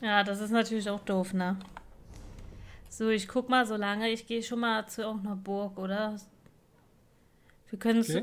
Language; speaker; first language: German; native; German